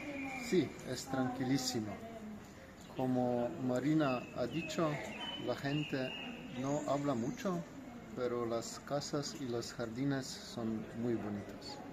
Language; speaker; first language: Spanish; non-native, learner; Slovenian